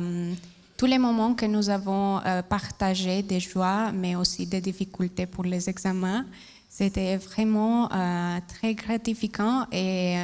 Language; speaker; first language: French; non-native, fluent; Spanish